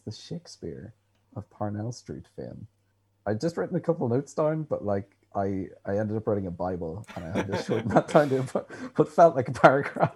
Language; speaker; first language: English; native; English